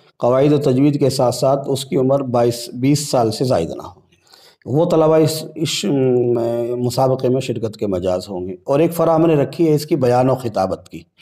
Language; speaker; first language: Urdu; native; Urdu